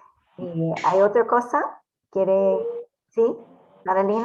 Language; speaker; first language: Spanish; non-native, fluent; English